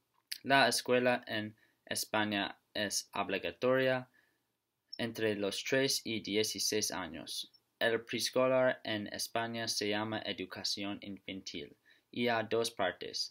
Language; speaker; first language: Spanish; non-native, learner; English